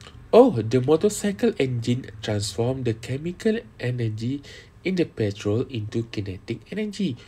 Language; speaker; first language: English; non-native, local second language; Malay